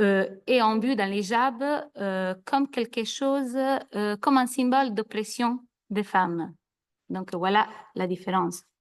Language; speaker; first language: French; non-native, fluent; Italian